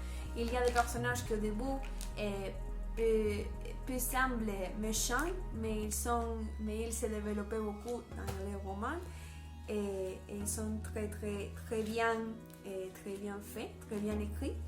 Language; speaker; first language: French; non-native, learner; Spanish